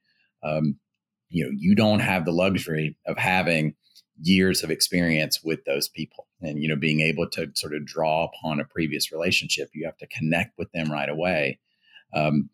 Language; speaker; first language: English; native; English